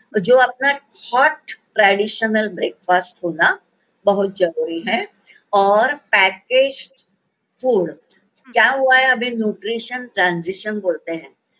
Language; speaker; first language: Hindi; non-native, local second language; Marathi